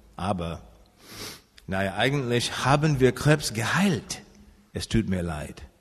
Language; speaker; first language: German; non-native, learner; English